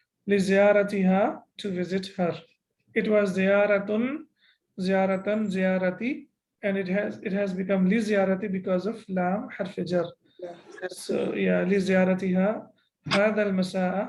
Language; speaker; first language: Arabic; non-native, fluent; Urdu